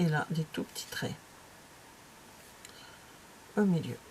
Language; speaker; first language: French; native; French